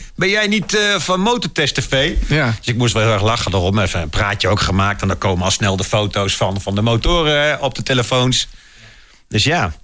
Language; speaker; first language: Dutch; native; Dutch